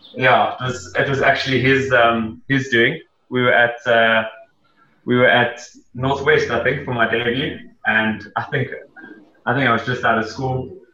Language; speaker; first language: English; native; English